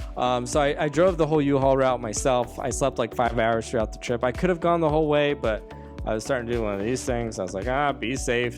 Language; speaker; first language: English; native; English